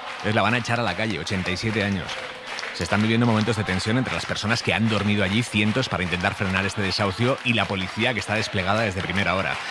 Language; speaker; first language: Spanish; native; Spanish